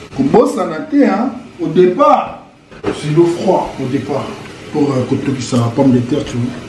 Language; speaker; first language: French; non-native, local second language; Lingala